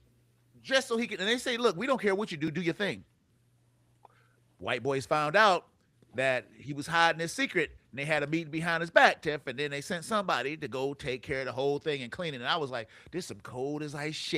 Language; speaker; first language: English; native; English